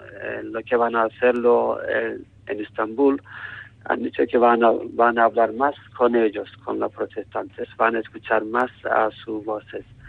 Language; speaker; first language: Spanish; non-native, learner; Turkish